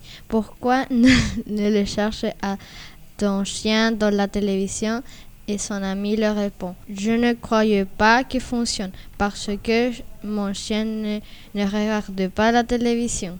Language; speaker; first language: French; non-native, learner; Spanish